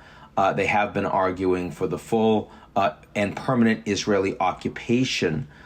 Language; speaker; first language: English; native; English